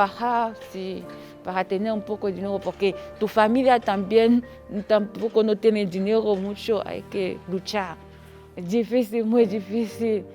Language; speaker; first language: Spanish; non-native, learner; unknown